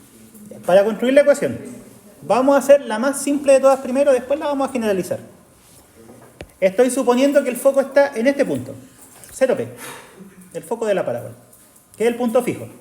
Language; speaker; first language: Spanish; native; Spanish